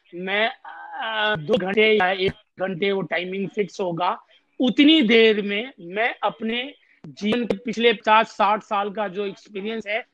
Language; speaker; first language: Hindi; native; Hindi